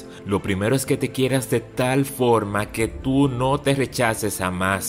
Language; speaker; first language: Spanish; native; Spanish